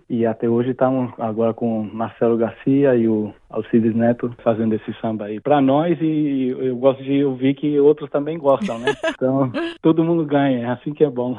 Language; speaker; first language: Portuguese; non-native, fluent; Italian